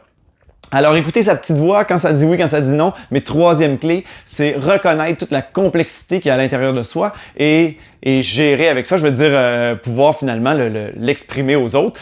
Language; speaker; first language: French; native; French